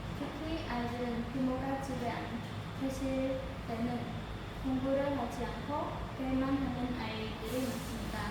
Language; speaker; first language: Korean; non-native, learner; Khmer